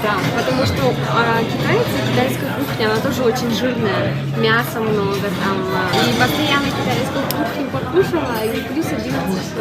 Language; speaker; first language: Russian; native; Russian